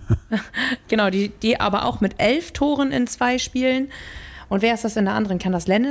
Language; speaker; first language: German; native; German